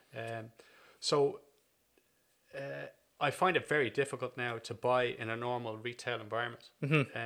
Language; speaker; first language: English; native; English